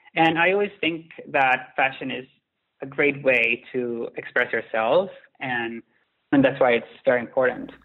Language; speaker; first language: English; non-native, fluent; Italian